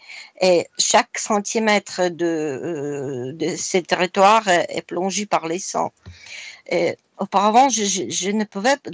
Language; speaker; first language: French; non-native, fluent; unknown